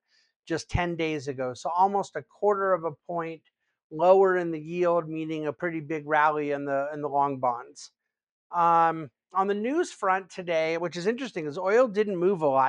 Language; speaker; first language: English; native; English